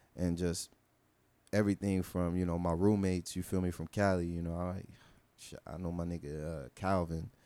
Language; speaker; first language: English; early bilingual, other home language; Haitian Creole